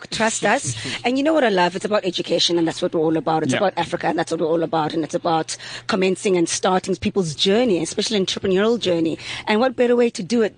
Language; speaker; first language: English; non-native, local second language; Xhosa